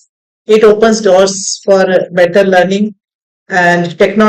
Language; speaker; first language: English; non-native, local second language; Hindi